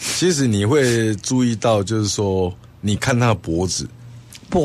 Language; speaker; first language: Chinese; native; Chinese